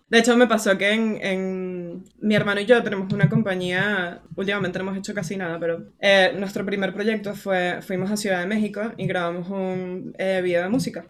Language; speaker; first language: Spanish; native; Spanish